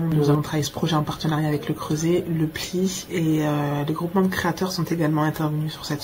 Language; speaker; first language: French; native; French